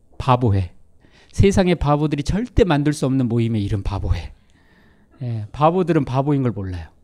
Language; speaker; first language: Korean; native; Korean